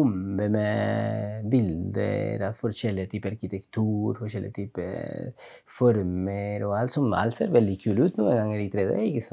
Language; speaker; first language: Norwegian; non-native, fluent; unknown